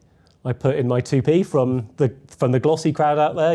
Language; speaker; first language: English; native; English